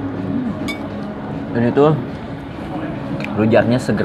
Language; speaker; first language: Indonesian; native; Indonesian